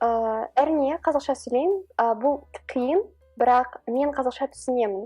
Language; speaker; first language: Kazakh; non-native, local second language; Russian